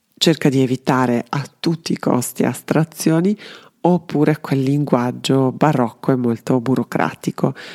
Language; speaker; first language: Italian; non-native, fluent; Serbian